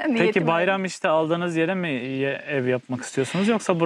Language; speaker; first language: Turkish; native; Turkish